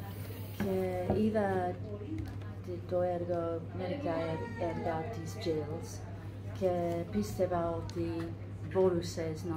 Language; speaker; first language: Greek; non-native, learner; English